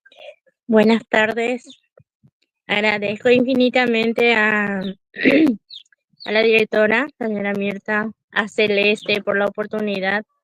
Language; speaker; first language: Spanish; non-native, local second language; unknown